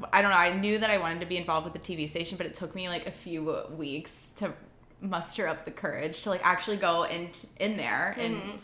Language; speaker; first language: English; native; English